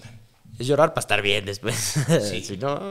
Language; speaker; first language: Spanish; native; Spanish